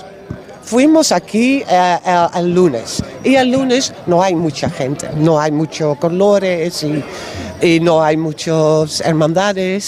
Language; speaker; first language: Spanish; non-native, learner; Dutch